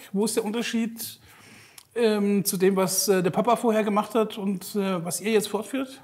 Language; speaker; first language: German; native; German